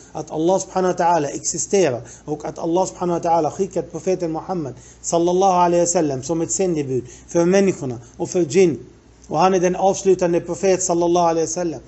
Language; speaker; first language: Swedish; non-native, fluent; Arabic